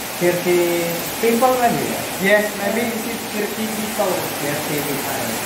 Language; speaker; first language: English; non-native, learner; Indonesian